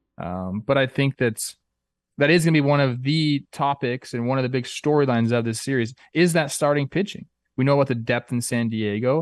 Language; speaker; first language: English; native; English